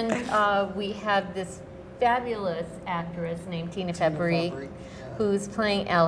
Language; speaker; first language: English; native; English